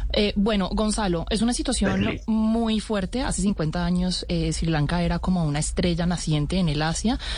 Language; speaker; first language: Spanish; native; Spanish